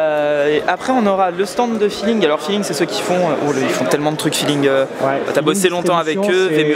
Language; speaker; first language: French; native; French